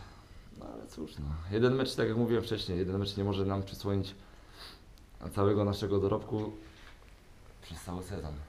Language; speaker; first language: Polish; native; Polish